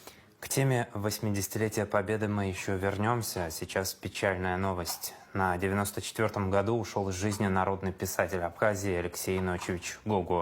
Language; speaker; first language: Russian; native; Russian